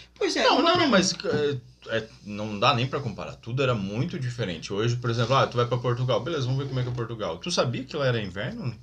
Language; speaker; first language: Portuguese; native; Portuguese